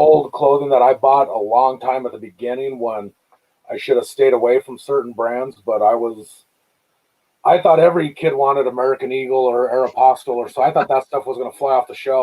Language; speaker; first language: English; native; English